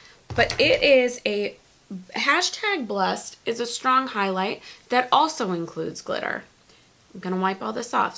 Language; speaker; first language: English; native; English